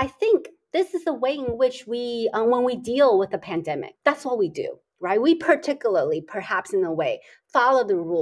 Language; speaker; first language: English; native; English